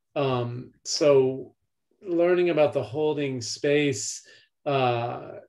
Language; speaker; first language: English; native; English